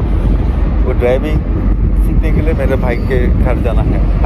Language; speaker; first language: Hindi; non-native, learner; Bangla